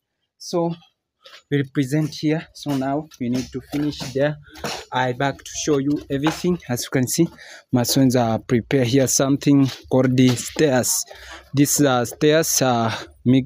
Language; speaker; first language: English; non-native, learner; Swahili